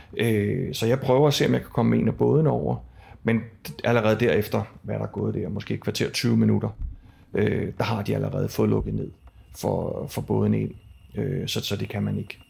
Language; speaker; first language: Danish; native; Danish